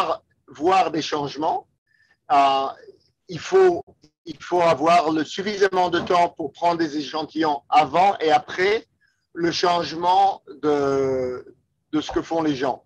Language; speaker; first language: French; non-native, fluent; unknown